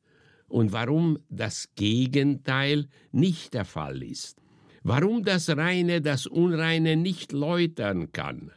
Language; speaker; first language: German; native; German